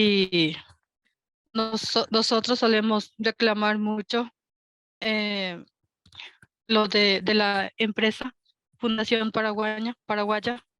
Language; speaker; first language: Spanish; non-native, local second language; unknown